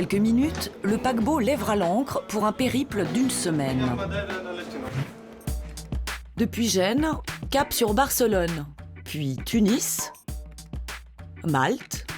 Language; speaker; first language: French; native; French